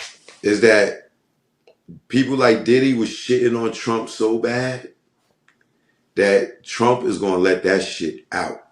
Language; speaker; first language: English; native; English